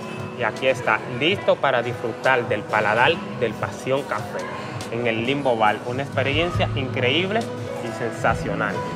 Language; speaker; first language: Spanish; native; Spanish